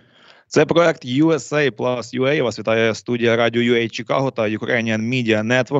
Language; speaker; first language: Ukrainian; native; Ukrainian